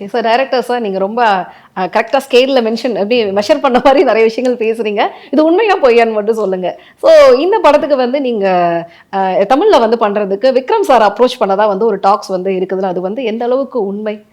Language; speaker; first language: Tamil; native; Tamil